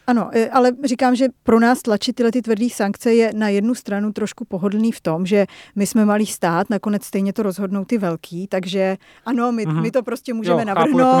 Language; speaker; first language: Czech; native; Czech